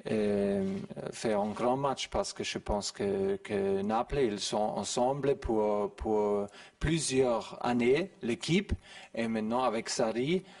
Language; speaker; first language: French; non-native, learner; German